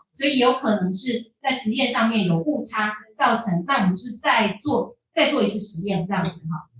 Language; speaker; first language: Chinese; native; Chinese